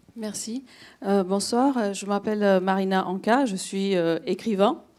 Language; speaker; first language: French; non-native, fluent; Romanian